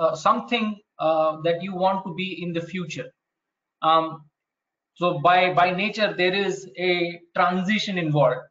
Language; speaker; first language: English; non-native, local second language; Marathi